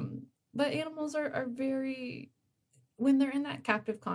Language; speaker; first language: English; native; English